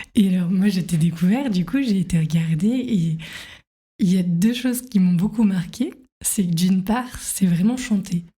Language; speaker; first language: French; native; French